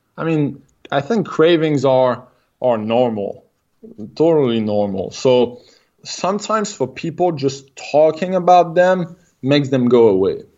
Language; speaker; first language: English; non-native, fluent; French